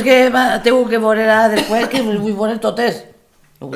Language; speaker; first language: Catalan; native; Catalan